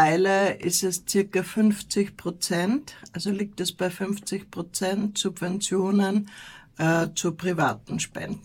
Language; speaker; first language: German; native; German